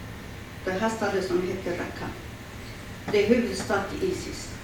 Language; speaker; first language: Swedish; early bilingual, other home language; Assyrian Neo-Aramaic